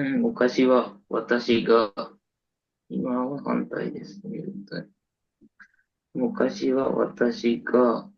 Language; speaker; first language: Japanese; non-native, learner; Sinhala